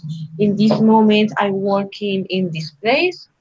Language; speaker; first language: English; non-native, learner; Spanish